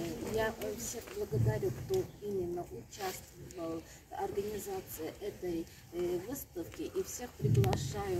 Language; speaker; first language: Russian; non-native, fluent; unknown